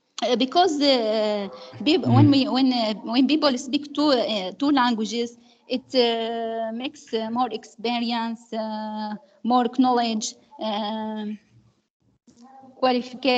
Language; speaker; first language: English; non-native, learner; Arabic